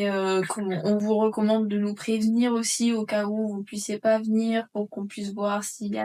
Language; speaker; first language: French; native; French